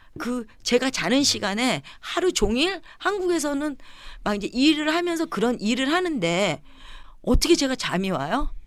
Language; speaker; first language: Korean; early bilingual, heritage; Korean